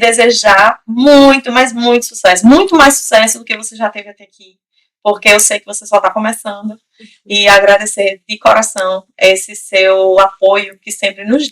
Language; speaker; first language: Portuguese; native; Portuguese